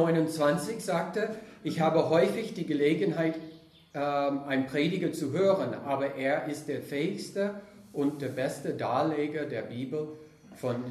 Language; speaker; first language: German; non-native, fluent; English